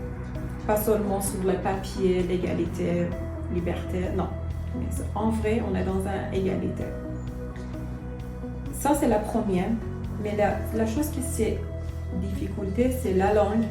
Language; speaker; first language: French; non-native, learner; Persian